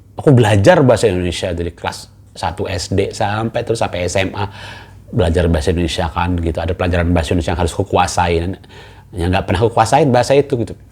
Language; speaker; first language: Indonesian; non-native, local second language; Banjar